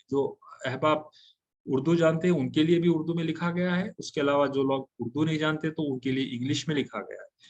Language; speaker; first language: Urdu; native; Urdu